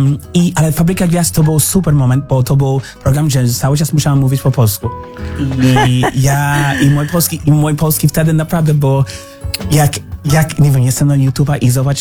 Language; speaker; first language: Polish; non-native, learner; English